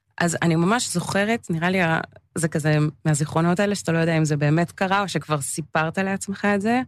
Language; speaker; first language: Hebrew; early bilingual, other home language; English